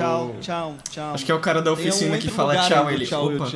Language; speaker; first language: Portuguese; native; Portuguese